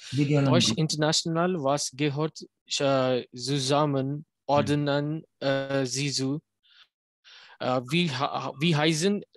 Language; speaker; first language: German; non-native, learner; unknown